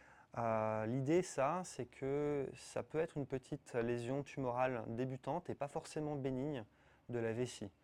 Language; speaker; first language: French; native; French